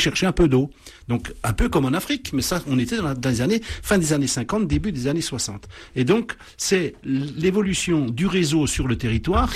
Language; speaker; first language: French; native; French